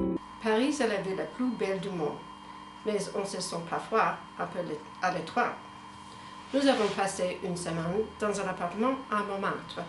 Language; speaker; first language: French; non-native, learner; English